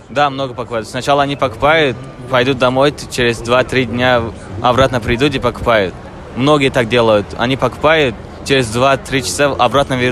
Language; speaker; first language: Russian; non-native, learner; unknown